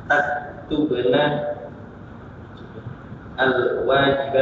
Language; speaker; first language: Arabic; non-native, learner; Indonesian